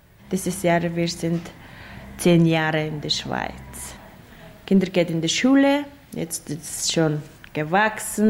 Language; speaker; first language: German; non-native, learner; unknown